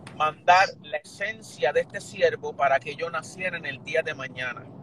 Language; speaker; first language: Spanish; native; Spanish